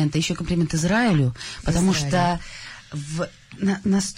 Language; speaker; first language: Russian; native; Russian